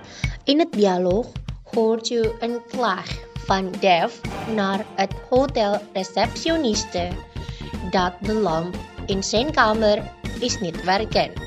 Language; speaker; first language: Dutch; non-native, learner; Indonesian